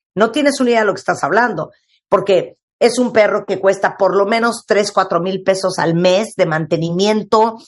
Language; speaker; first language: Spanish; native; Spanish